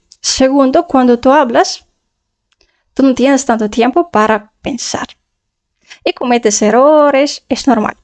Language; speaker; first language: Spanish; non-native, fluent; Russian